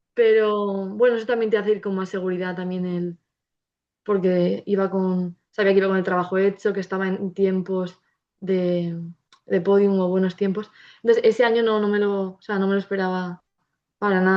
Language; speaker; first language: Spanish; native; Spanish